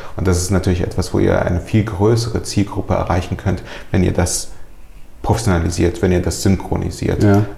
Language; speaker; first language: German; early bilingual, other home language; Russian